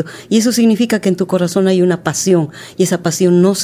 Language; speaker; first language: Spanish; native; Spanish